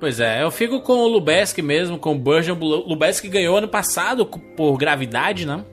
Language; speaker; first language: Portuguese; native; Portuguese